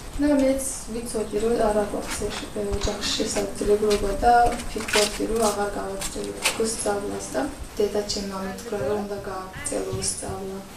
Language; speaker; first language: Georgian; non-native, local second language; Azerbaijani